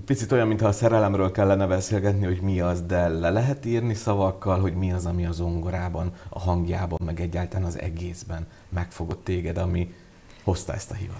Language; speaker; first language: Hungarian; native; Hungarian